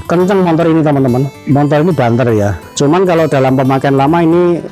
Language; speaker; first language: Indonesian; native; Indonesian